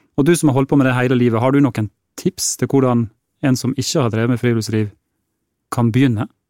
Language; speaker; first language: Norwegian; native; Norwegian